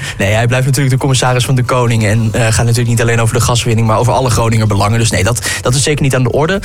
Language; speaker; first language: Dutch; native; Dutch